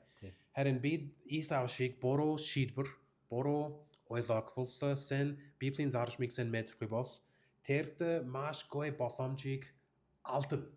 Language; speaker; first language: Mongolian; non-native, learner; English